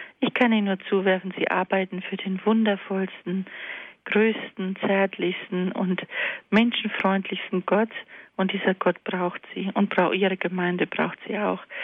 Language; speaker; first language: German; early bilingual, other home language; Croatian